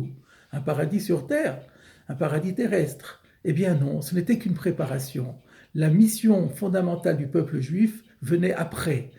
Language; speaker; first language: French; native; French